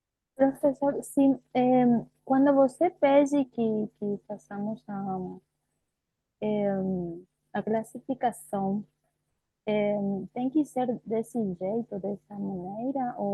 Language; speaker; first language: Portuguese; non-native, learner; Spanish